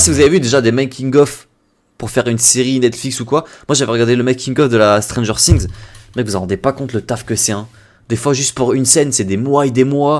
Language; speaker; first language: French; native; French